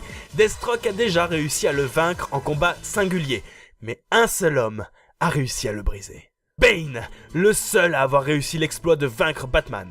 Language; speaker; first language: French; native; French